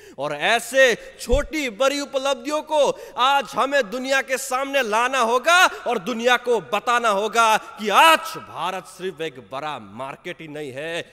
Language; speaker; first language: Hindi; non-native, local second language; Nepali